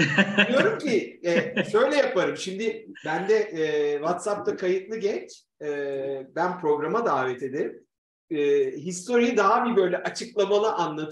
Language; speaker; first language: Turkish; native; Turkish